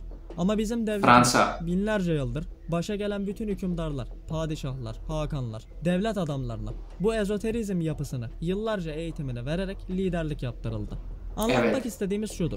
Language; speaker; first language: Turkish; native; Turkish